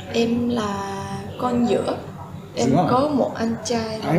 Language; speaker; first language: Vietnamese; non-native, fluent; Japanese